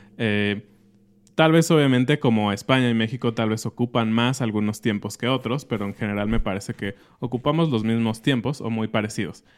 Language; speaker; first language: Spanish; native; Spanish